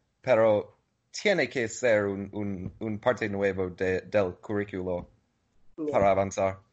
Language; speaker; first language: Spanish; non-native, learner; English